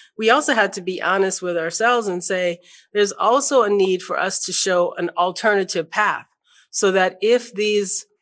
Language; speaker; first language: English; native; English